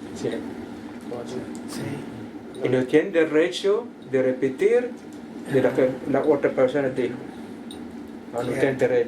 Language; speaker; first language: Spanish; non-native, learner; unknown